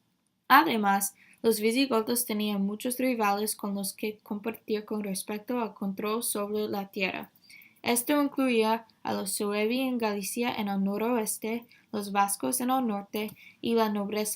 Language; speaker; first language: Spanish; non-native, fluent; English